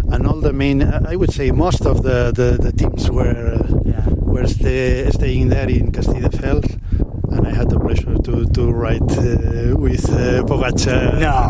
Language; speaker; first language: English; non-native, fluent; Spanish